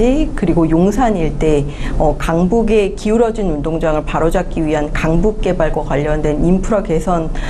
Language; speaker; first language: Korean; native; Korean